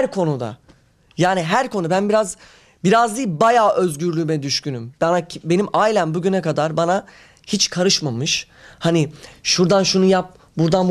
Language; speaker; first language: Turkish; early bilingual, heritage; Turkish